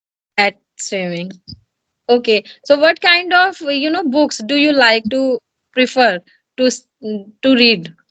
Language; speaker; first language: English; non-native, learner; Hindi